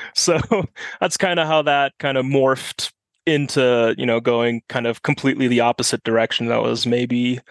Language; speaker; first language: English; non-native, fluent; German